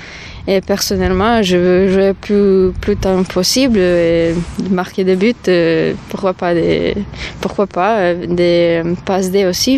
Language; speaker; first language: French; non-native, learner; Serbian